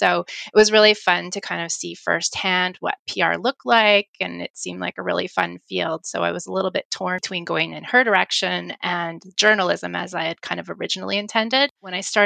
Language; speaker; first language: English; native; English